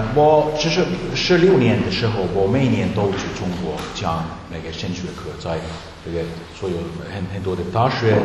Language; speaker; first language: Chinese; non-native, learner; Finnish